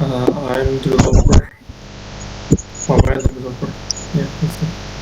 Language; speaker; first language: English; non-native, learner; Uzbek